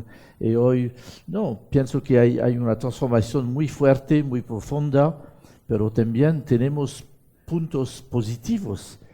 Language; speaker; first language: Spanish; non-native, fluent; French